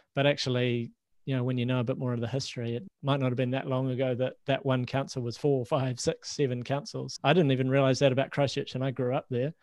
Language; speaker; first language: English; native; English